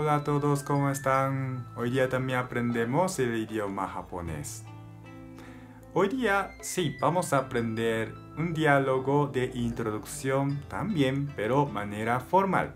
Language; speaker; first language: Spanish; non-native, learner; Japanese